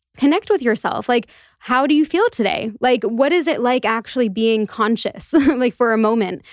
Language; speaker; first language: English; native; English